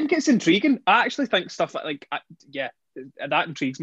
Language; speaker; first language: English; native; English